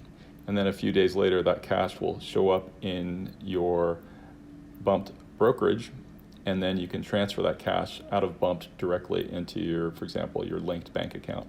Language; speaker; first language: English; native; English